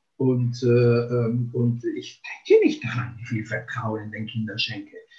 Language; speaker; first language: German; non-native, fluent; Italian